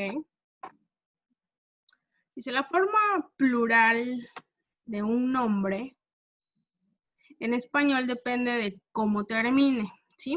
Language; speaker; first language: Spanish; non-native, fluent; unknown